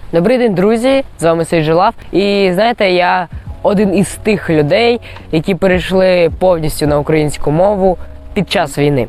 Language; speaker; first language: Ukrainian; native; Ukrainian